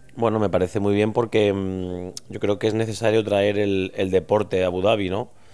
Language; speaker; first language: Spanish; native; Spanish